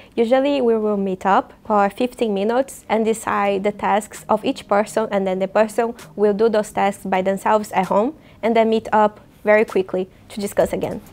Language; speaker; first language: English; non-native, fluent; Portuguese